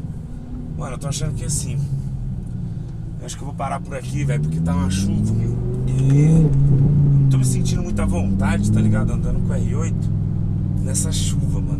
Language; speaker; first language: Portuguese; native; Portuguese